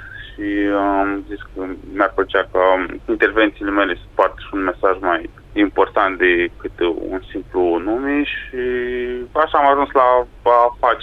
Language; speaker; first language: Romanian; native; Romanian